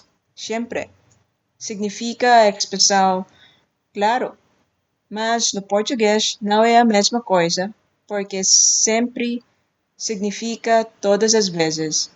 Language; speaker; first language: Portuguese; non-native, fluent; Filipino